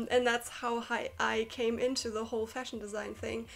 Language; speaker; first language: English; non-native, fluent; German